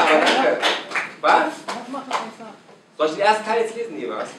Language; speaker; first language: German; non-native, fluent; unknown